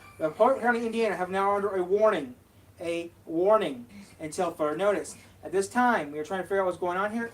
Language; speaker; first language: English; native; English